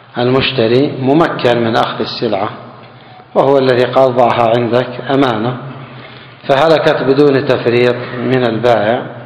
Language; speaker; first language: Arabic; native; Arabic